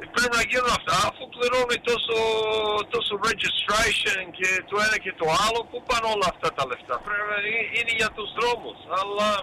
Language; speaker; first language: Greek; early bilingual, heritage; Greek